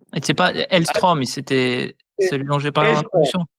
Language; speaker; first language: French; native; French